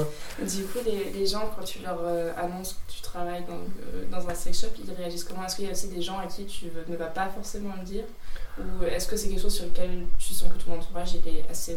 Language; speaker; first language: French; native; French